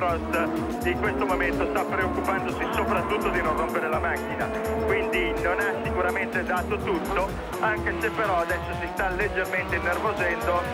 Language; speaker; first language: Italian; native; Italian